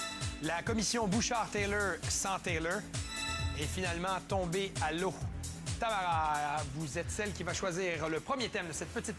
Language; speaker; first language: French; native; French